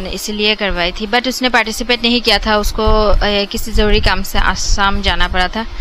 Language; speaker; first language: Hindi; non-native, local second language; Bangla